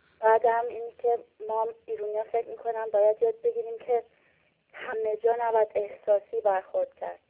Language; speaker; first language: Persian; early bilingual, heritage; Persian